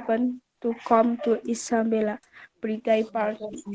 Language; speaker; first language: English; non-native, learner; Indonesian